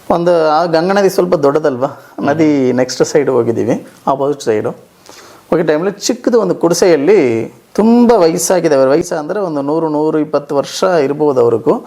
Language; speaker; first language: Kannada; non-native, local second language; Tamil